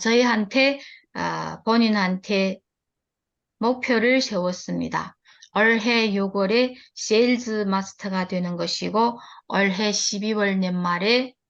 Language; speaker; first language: Korean; early bilingual, heritage; Korean